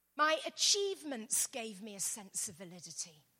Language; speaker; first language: English; native; English